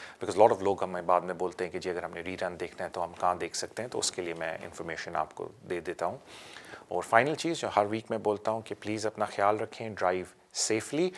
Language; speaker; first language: Urdu; native; Urdu